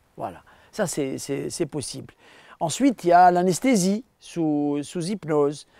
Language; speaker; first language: French; non-native, local second language; Arabic